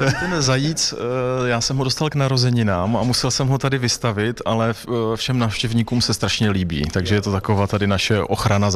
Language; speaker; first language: Czech; native; Czech